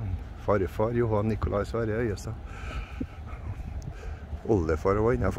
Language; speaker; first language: Norwegian; native; Norwegian